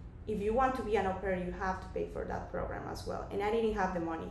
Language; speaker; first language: English; non-native, fluent; Spanish